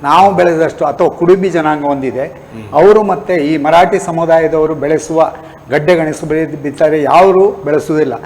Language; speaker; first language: Kannada; non-native, local second language; Marathi